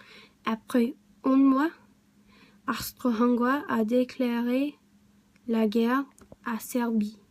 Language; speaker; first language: French; non-native, learner; English